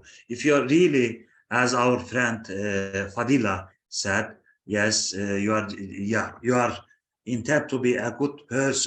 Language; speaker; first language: English; non-native, fluent; Turkish